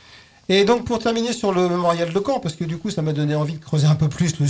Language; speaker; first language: French; native; French